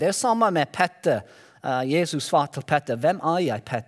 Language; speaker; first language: Norwegian; non-native, learner; Welsh